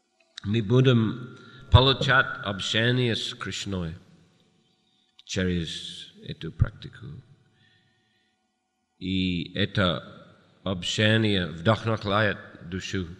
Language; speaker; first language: Russian; non-native, fluent; English